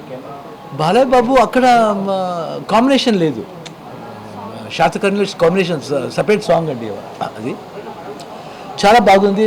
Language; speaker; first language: Telugu; non-native, learner; Kannada